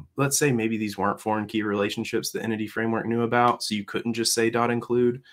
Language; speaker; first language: English; native; English